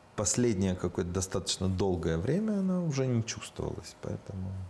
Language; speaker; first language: Russian; native; Russian